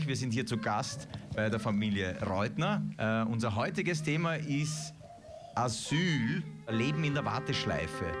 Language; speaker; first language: German; native; German